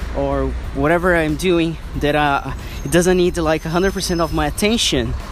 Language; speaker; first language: English; non-native, fluent; Portuguese